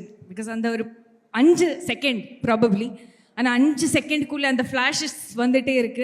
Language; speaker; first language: Tamil; non-native, learner; Malayalam